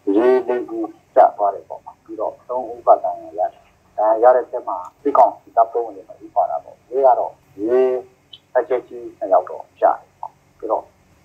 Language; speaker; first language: Burmese; non-native, local second language; Hakha Chin